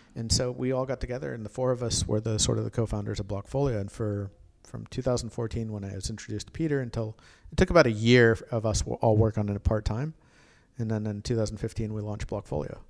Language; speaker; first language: English; native; English